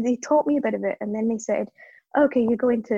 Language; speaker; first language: English; native; English